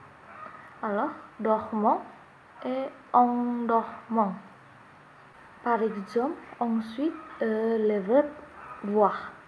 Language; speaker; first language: French; non-native, learner; Indonesian